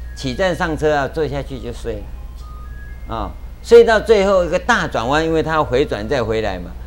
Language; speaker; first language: Chinese; native; Chinese